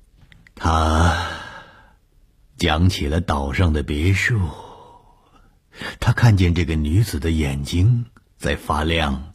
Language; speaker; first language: Chinese; native; Chinese